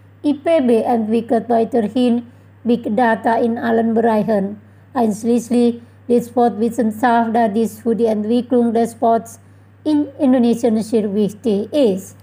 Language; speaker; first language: German; non-native, fluent; Indonesian